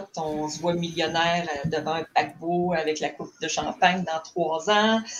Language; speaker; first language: French; native; French